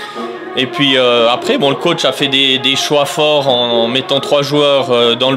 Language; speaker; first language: French; native; French